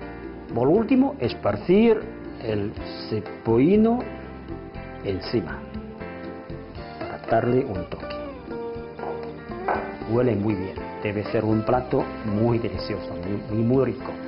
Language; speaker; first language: Spanish; non-native, fluent; Chinese